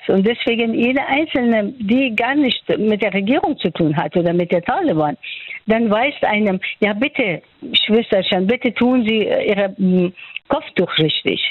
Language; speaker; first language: German; non-native, fluent; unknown